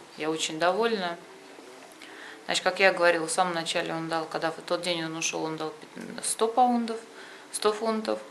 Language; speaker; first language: Russian; native; Russian